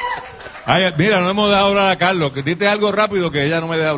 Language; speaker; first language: Spanish; native; Spanish